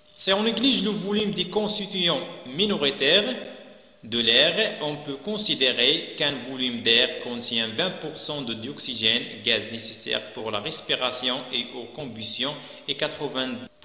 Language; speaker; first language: French; non-native, local second language; Arabic